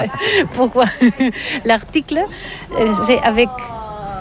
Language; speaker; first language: French; non-native, learner; Catalan